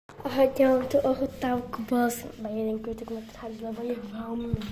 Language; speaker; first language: Slovak; non-native, local second language; Romany